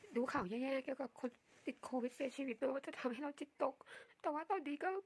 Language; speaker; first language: Thai; native; Thai